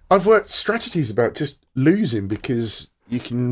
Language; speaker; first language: English; native; English